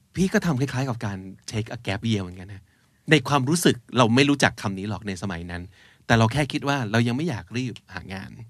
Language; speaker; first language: Thai; native; Thai